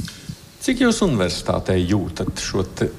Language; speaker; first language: Latvian; native; Latvian